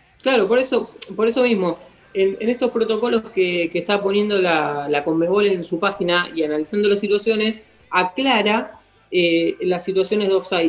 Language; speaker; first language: Spanish; native; Spanish